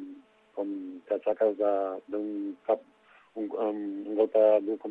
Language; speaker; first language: Catalan; non-native, local second language; Spanish